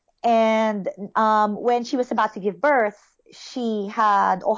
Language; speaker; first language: English; non-native, local second language; Filipino